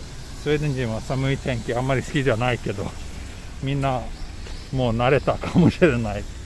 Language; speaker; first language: Japanese; non-native, fluent; Swedish